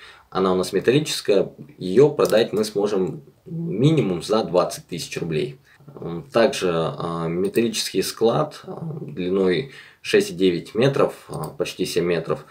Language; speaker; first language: Russian; native; Russian